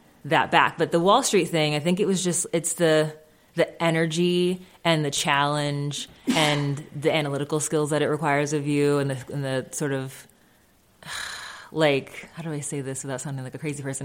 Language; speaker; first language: English; native; English